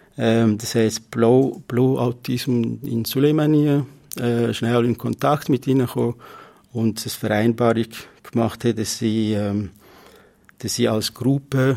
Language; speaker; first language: German; non-native, fluent; Kurdish